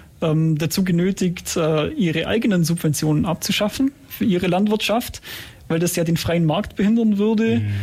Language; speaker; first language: German; native; German